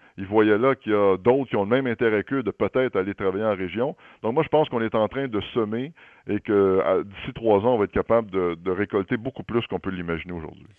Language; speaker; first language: French; native; French